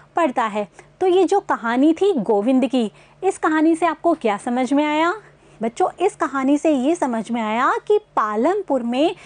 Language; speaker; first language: Hindi; native; Hindi